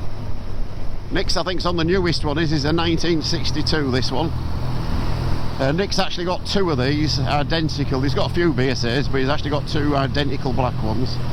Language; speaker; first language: English; native; English